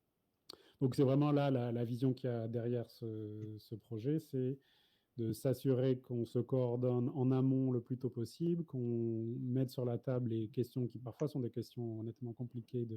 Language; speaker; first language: French; native; French